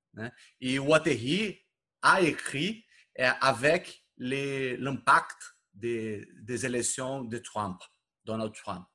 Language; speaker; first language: French; non-native, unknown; Portuguese